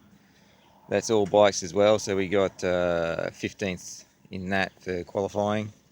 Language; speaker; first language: English; native; English